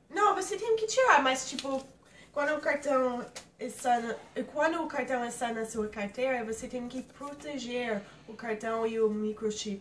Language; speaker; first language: Portuguese; non-native, fluent; English